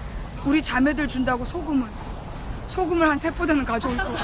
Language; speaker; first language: Korean; native; Korean